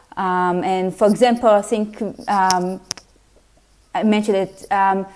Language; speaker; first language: English; non-native, fluent; Hebrew